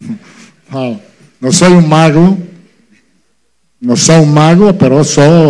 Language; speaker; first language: Portuguese; non-native, fluent; Italian